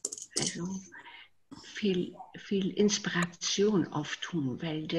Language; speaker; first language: German; non-native, fluent; Dutch